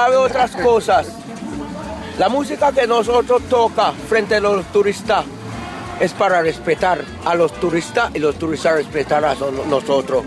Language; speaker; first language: Spanish; non-native, local second language; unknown